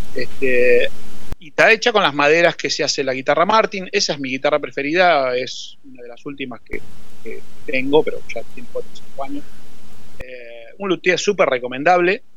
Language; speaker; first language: Spanish; native; Spanish